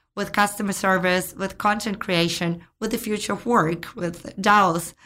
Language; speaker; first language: English; non-native, fluent; Ukrainian